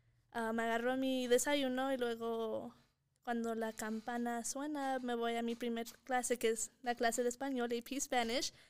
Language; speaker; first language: Spanish; early bilingual, heritage; Spanish